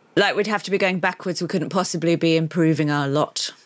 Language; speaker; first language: English; native; English